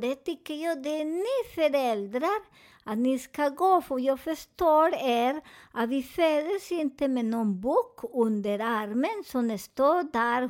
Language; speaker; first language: Swedish; non-native, learner; Spanish